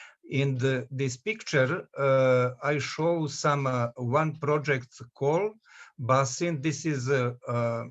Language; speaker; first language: English; non-native, learner; Serbian